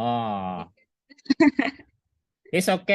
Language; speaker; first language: English; non-native, learner; Indonesian